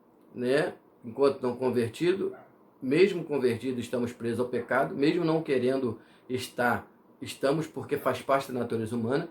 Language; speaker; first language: Portuguese; native; Portuguese